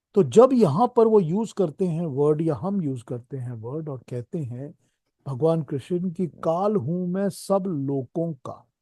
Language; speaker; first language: Hindi; native; Hindi